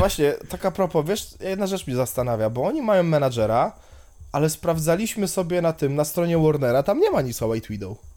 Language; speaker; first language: Polish; native; Polish